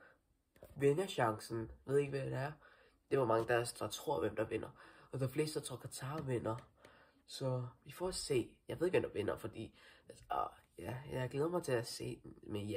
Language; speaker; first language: Danish; non-native, learner; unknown